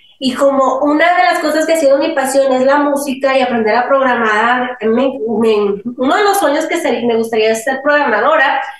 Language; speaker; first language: Spanish; early bilingual, heritage; Spanish